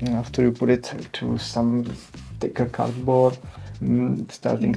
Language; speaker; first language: English; non-native, learner; Czech